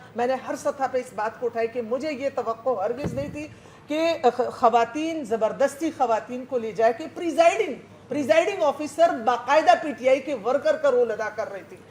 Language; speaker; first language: Urdu; non-native, local second language; Pashto